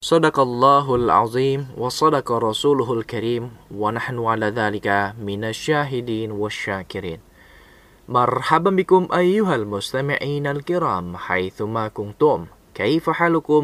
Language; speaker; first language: Arabic; non-native, fluent; Indonesian